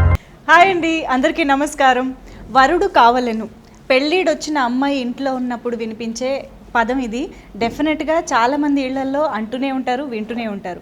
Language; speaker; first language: Telugu; native; Telugu